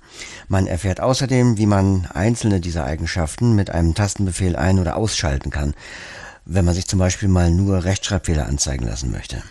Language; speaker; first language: German; native; German